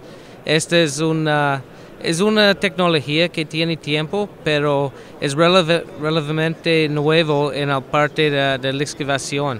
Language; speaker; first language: Spanish; non-native, fluent; English